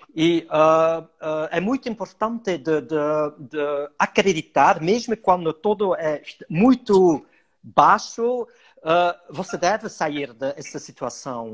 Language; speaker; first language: Portuguese; non-native, learner; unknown